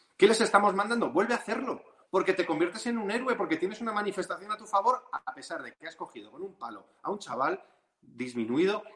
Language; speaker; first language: Spanish; native; Spanish